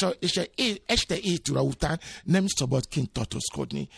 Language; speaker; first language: Hungarian; non-native, learner; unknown